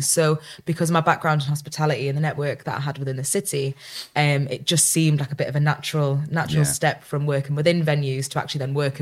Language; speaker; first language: English; native; English